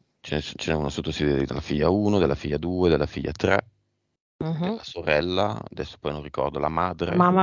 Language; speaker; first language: Italian; native; Italian